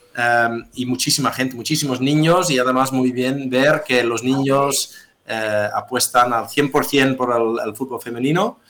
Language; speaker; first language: Spanish; non-native, fluent; Dutch